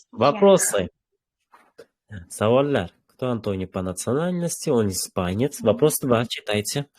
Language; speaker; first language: Russian; non-native, fluent; Uzbek